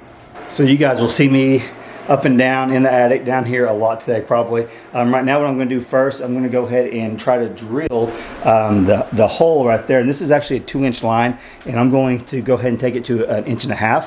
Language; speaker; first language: English; native; English